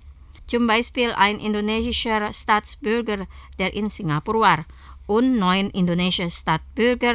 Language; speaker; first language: German; non-native, fluent; Indonesian